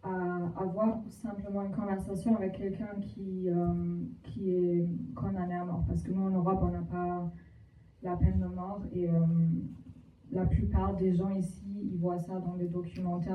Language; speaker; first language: French; non-native, fluent; German